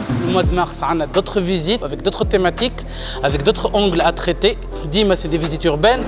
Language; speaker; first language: French; non-native, local second language; Arabic